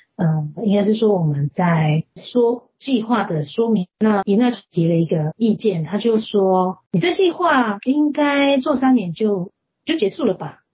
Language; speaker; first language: Chinese; native; Chinese